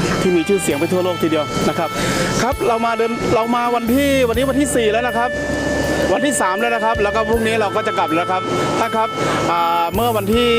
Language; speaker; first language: Thai; native; Thai